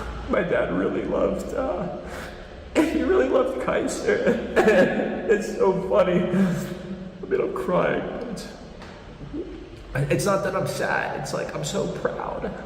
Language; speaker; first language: English; native; English